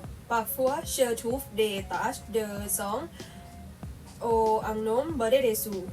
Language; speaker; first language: French; non-native, learner; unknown